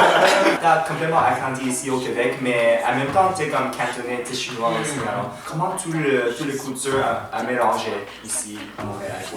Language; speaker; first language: French; non-native, learner; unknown